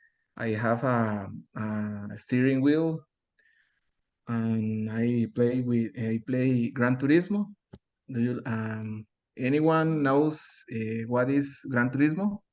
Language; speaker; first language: English; non-native, learner; Spanish